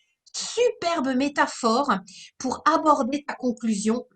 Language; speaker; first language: French; native; French